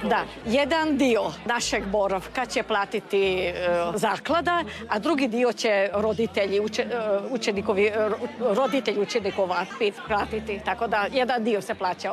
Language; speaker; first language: Croatian; early bilingual, heritage; Croatian